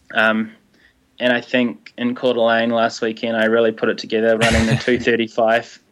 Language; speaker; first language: English; native; English